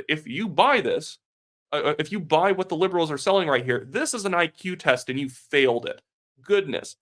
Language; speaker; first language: English; native; English